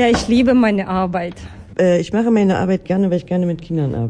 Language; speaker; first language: German; non-native, learner; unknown